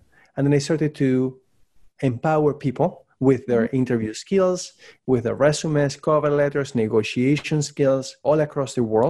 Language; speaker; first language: English; non-native, fluent; Spanish